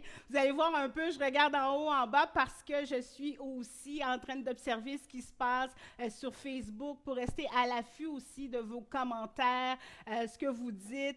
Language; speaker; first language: French; native; French